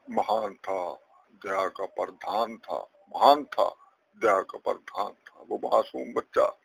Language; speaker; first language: Urdu; non-native, local second language; Punjabi